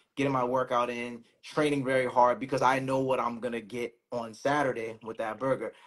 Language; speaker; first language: English; native; English